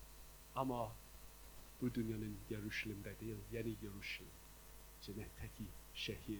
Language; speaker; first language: Turkish; non-native, fluent; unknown